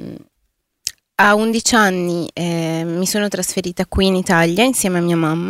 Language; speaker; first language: Italian; early bilingual, other home language; Spanish